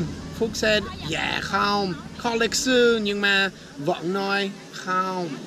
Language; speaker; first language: Vietnamese; non-native, learner; English